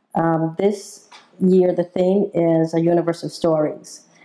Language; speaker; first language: English; native; English